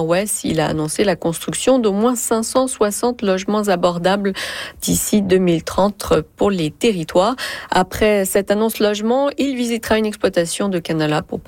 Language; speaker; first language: French; native; French